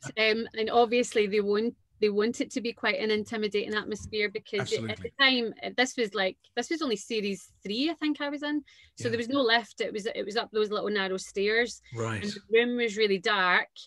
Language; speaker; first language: English; native; English